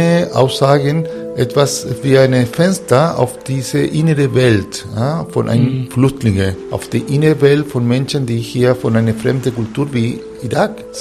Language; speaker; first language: German; non-native, fluent; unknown